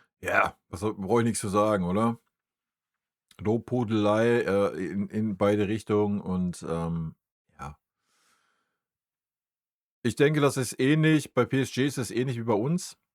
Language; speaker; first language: German; native; German